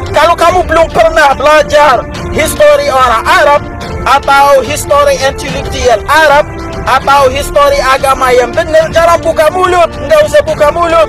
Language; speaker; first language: Indonesian; non-native, fluent; Arabic